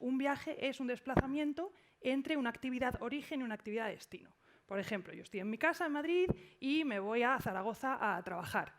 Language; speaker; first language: Spanish; native; Spanish